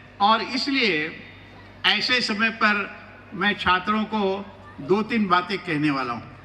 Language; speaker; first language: Hindi; non-native, local second language; Marathi